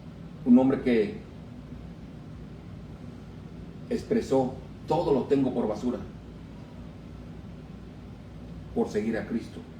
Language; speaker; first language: Spanish; native; Spanish